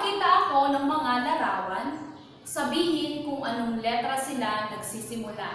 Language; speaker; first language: Filipino; native; Filipino